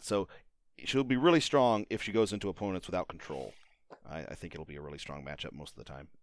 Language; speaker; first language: English; native; English